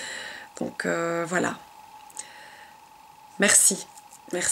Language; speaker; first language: French; native; French